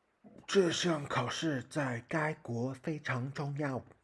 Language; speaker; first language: Chinese; non-native, learner; English